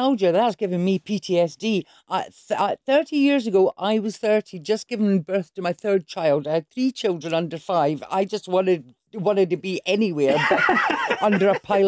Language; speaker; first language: English; native; English